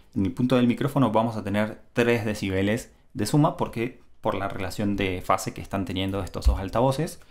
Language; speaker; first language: Spanish; native; Spanish